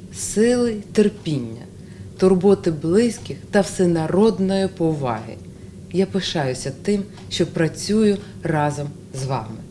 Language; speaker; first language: Ukrainian; non-native, local second language; Russian